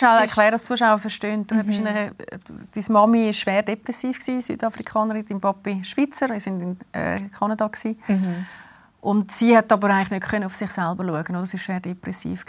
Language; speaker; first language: German; native; German